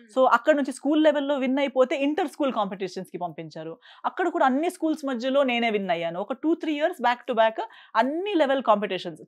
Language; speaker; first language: Telugu; non-native, fluent; Konkani